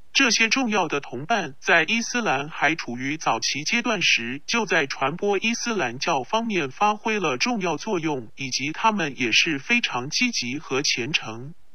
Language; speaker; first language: Chinese; non-native, local second language; Cantonese